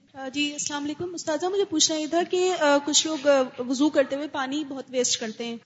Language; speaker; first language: Urdu; native; Urdu